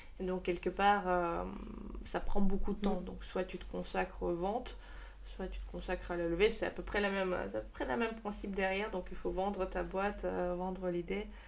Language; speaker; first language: French; non-native, fluent; Russian